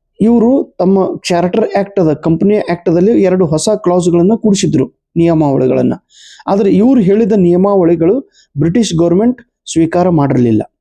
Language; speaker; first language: Kannada; native; Kannada